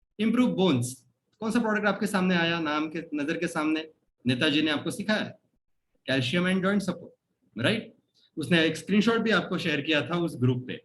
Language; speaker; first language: Hindi; non-native, local second language; Marathi